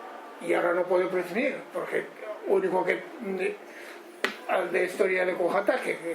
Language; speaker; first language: Spanish; non-native, learner; Japanese